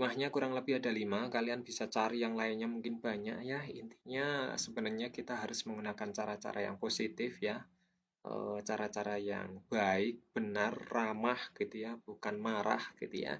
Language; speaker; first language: Indonesian; native; Indonesian